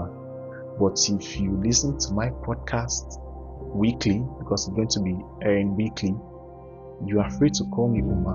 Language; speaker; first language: English; non-native, local second language; Igbo